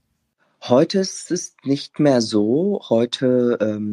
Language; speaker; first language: German; non-native, fluent; Arabic